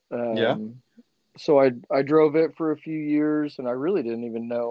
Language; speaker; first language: English; native; English